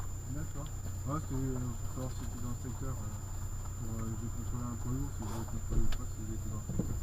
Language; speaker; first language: French; native; French